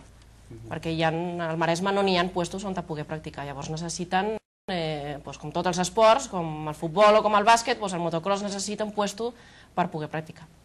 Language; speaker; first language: Catalan; native; Catalan